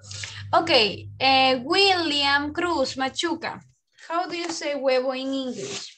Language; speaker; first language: English; non-native, learner; Spanish